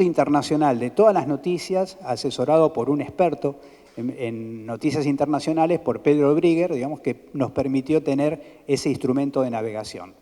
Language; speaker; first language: Spanish; native; Spanish